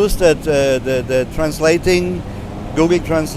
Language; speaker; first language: English; non-native, learner; German